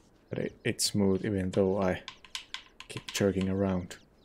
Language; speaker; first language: English; non-native, fluent; Finnish